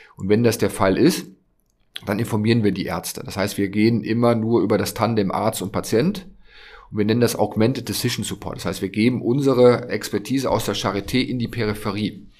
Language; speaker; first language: German; native; German